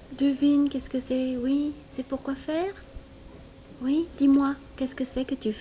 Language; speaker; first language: French; native; French